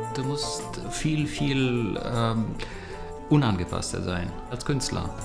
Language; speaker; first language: German; non-native, fluent; Romanian